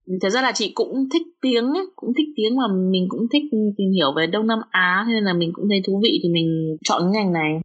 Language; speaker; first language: Vietnamese; early bilingual, other home language; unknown